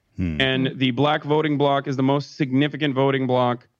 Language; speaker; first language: English; non-native, fluent; Turkish